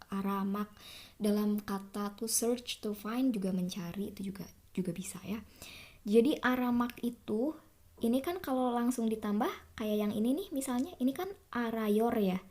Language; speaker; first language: Indonesian; native; Indonesian